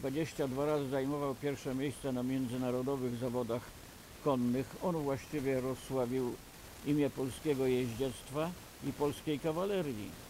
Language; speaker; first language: Polish; native; Polish